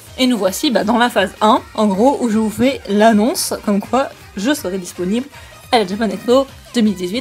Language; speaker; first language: French; native; French